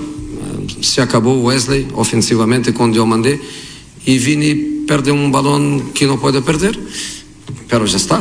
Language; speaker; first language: Spanish; non-native, fluent; Portuguese